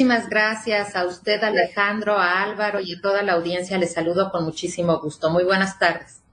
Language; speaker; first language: Spanish; native; Spanish